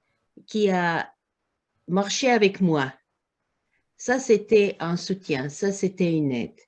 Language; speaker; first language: French; non-native, learner; Croatian